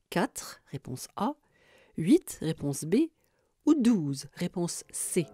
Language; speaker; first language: French; native; French